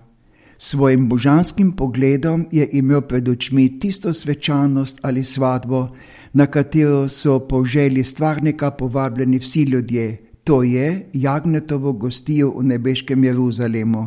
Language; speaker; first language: Slovenian; native; Slovenian